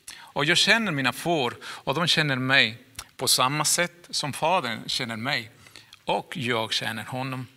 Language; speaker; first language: Swedish; non-native, fluent; Spanish